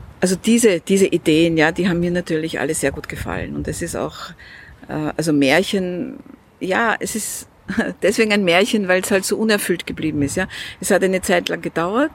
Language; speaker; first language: German; early bilingual, other home language; Russian